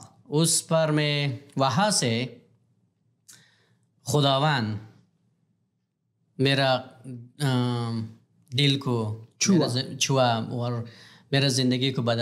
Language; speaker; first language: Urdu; non-native, learner; Pashto